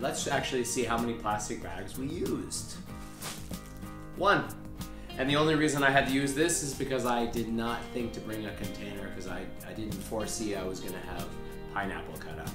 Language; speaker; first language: English; native; English